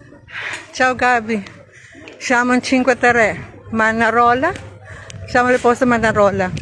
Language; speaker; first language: Italian; non-native, learner; Filipino